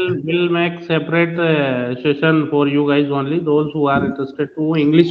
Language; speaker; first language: English; non-native, local second language; Hindi